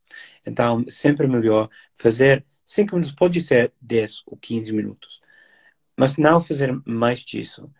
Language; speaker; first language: Portuguese; non-native, fluent; English